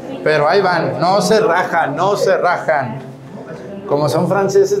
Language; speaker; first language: Spanish; native; Spanish